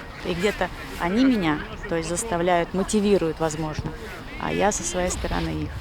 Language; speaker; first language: Russian; native; Russian